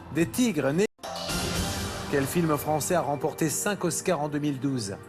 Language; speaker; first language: French; native; French